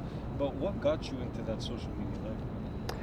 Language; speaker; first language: English; non-native, local second language; French